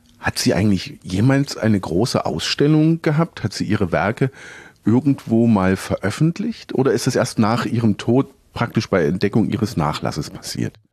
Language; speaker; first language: German; native; German